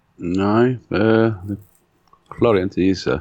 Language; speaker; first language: Swedish; non-native, fluent; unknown